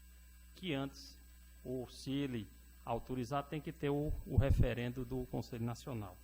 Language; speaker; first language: Portuguese; native; Portuguese